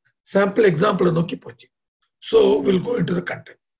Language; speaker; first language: English; non-native, local second language; Tamil